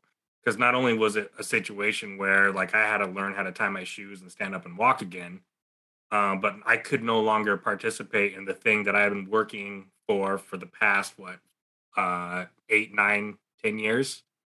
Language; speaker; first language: English; native; English